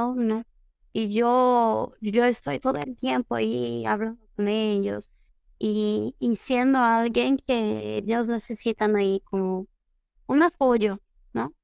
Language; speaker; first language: Spanish; non-native, fluent; Portuguese